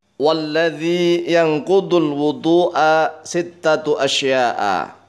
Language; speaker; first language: Arabic; non-native, fluent; Indonesian